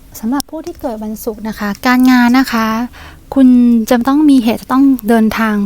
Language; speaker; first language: Thai; native; Thai